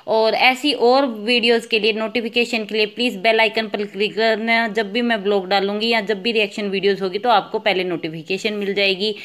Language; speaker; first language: Hindi; native; Hindi